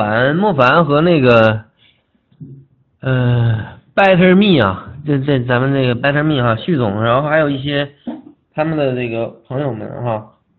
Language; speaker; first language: Chinese; native; Chinese